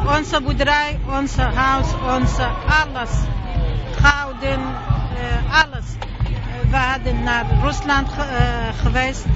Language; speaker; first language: Dutch; non-native, learner; Arabic